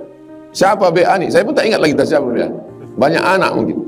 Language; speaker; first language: Malay; native; Malay